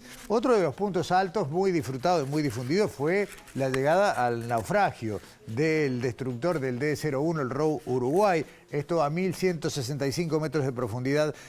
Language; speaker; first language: Spanish; native; Spanish